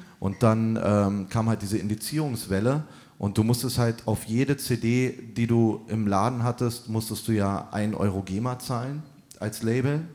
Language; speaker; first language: German; native; German